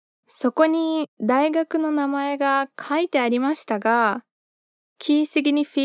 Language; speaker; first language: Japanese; non-native, fluent; Portuguese